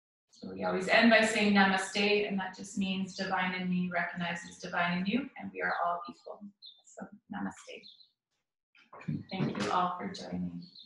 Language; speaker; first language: English; native; English